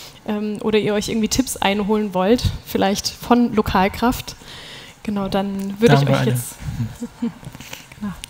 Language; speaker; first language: German; native; German